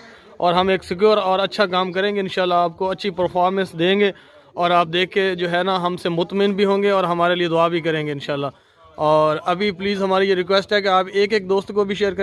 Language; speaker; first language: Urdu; non-native, local second language; Punjabi